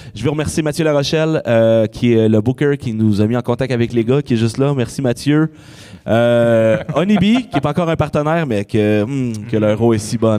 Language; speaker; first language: French; native; French